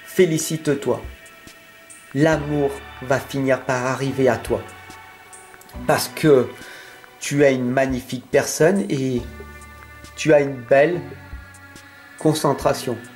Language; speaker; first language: French; native; French